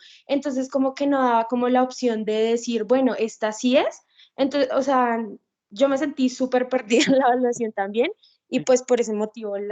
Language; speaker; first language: Spanish; native; Spanish